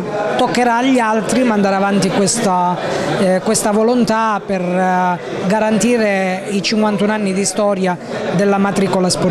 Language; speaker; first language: Italian; native; Italian